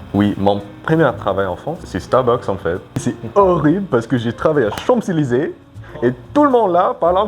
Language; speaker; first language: French; non-native, learner; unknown